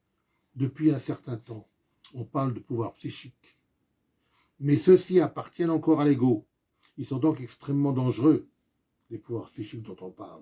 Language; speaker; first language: French; native; French